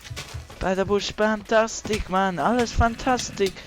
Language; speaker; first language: German; native; German